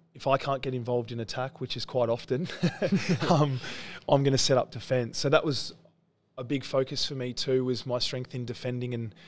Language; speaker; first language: English; native; English